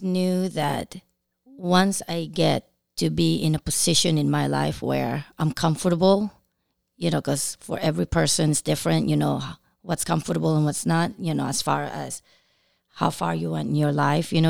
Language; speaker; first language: English; non-native, local second language; Filipino